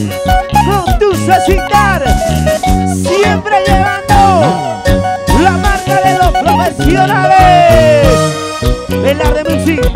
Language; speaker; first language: Spanish; native; Spanish